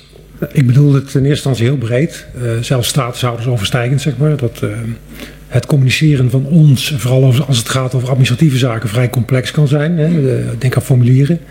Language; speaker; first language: Dutch; native; Dutch